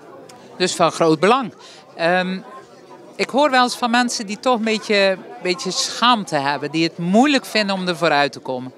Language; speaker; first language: Dutch; native; Dutch